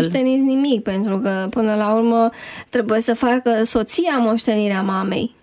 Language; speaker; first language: Romanian; native; Romanian